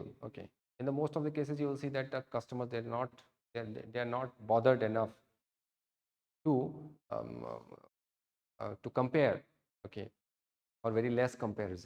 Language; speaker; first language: English; non-native, local second language; Odia